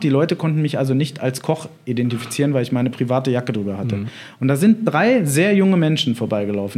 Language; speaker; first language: German; native; German